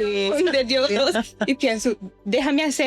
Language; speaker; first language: Spanish; non-native, learner; Portuguese